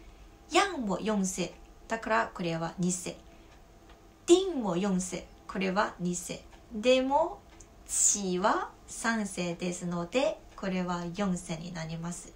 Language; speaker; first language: Japanese; non-native, fluent; Chinese